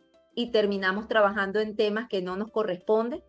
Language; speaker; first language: Spanish; native; Spanish